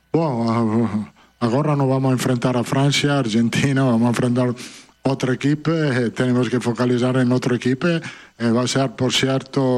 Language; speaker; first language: Portuguese; non-native, fluent; Italian